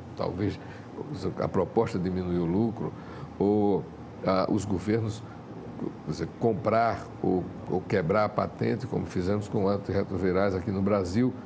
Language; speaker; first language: Portuguese; native; Portuguese